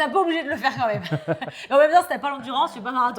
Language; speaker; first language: French; native; French